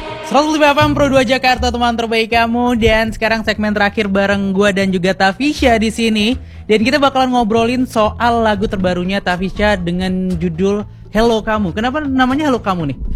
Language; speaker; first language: Indonesian; native; Indonesian